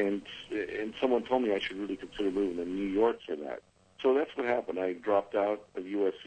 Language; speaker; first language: English; native; English